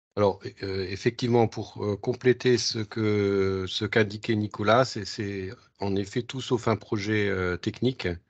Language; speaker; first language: French; native; French